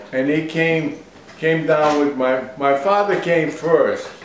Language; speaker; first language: English; native; English